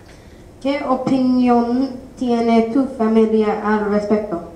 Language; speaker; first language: Spanish; non-native, learner; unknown